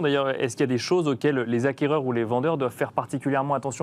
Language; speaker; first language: French; native; French